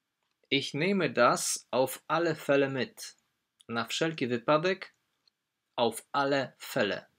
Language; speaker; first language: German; non-native, fluent; Polish